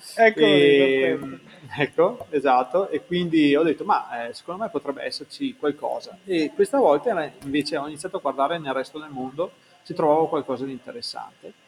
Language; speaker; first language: Italian; native; Italian